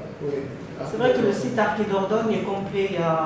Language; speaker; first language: French; native; French